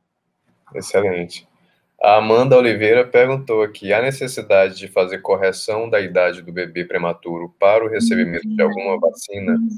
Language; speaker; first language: Portuguese; native; Portuguese